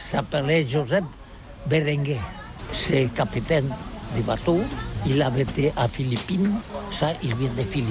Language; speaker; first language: French; non-native, learner; Catalan